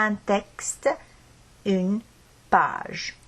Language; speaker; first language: French; non-native, fluent; Estonian